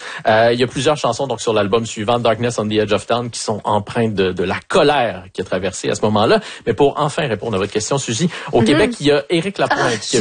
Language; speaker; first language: French; native; French